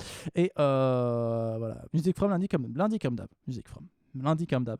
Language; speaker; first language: French; native; French